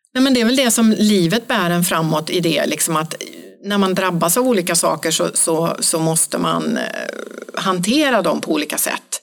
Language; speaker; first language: Swedish; native; Swedish